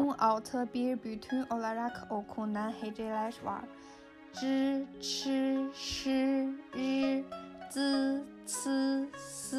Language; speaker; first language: Turkish; non-native, learner; Chinese